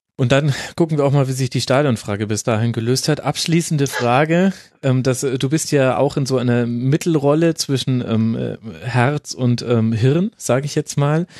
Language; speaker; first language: German; native; German